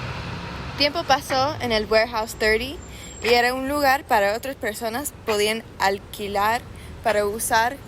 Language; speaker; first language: Spanish; non-native, learner; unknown